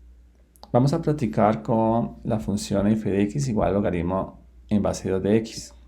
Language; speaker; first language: Spanish; native; Spanish